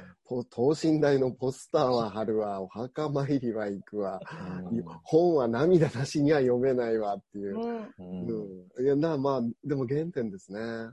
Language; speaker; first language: Japanese; native; Japanese